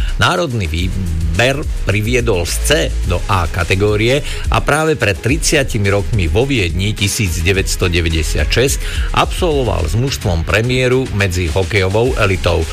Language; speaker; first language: Slovak; native; Slovak